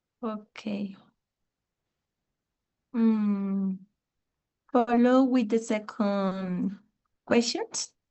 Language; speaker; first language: English; non-native, learner; Spanish